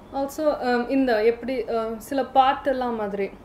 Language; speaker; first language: English; early bilingual, other home language; Tamil